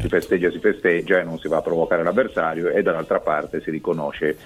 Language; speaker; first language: Italian; native; Italian